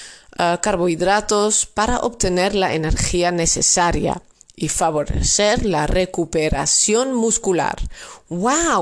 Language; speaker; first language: Spanish; non-native, fluent; Dutch